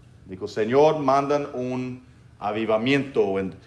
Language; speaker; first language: Spanish; non-native, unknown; English